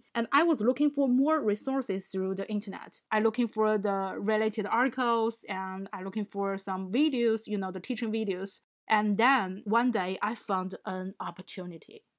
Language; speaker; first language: English; non-native, fluent; Chinese